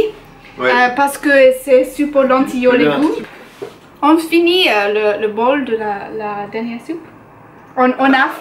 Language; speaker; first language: French; non-native, learner; English